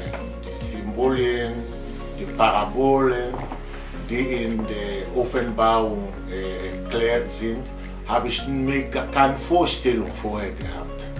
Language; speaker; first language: German; non-native, fluent; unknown